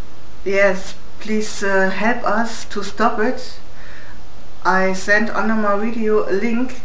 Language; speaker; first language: English; non-native, learner; German